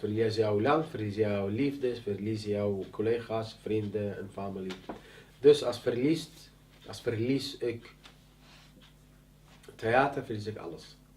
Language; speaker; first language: Dutch; non-native, learner; Arabic